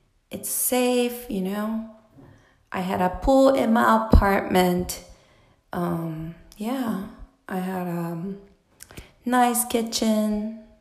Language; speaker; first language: English; non-native, fluent; Japanese